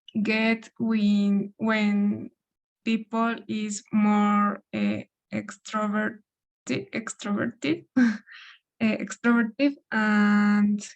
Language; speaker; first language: English; non-native, learner; Spanish